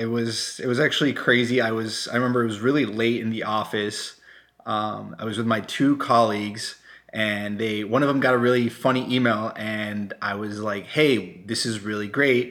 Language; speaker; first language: English; non-native, fluent; Spanish